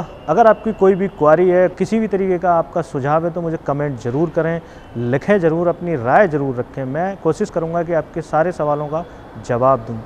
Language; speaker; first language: Hindi; native; Hindi